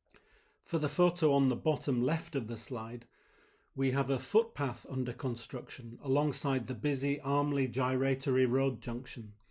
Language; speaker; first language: English; native; English